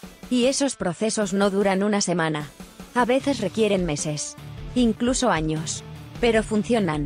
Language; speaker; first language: Spanish; native; Spanish